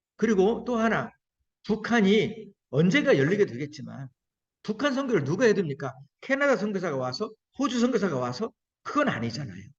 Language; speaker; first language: Korean; native; Korean